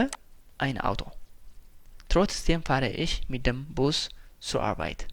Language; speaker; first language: German; non-native, fluent; Tigrinya